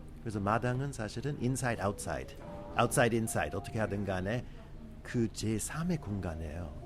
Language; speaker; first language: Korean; non-native, fluent; English